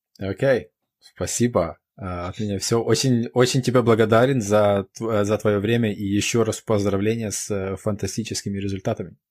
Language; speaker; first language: Russian; non-native, local second language; Ukrainian